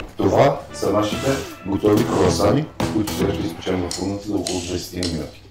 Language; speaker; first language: Bulgarian; native; Bulgarian